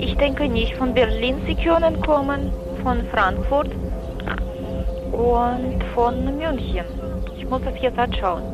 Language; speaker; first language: German; non-native, fluent; Armenian